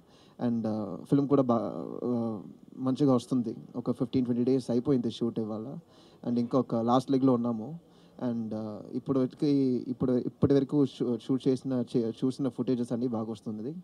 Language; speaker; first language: Telugu; non-native, fluent; Tamil